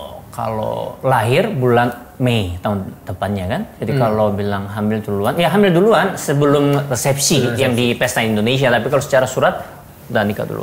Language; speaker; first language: Indonesian; non-native, fluent; Korean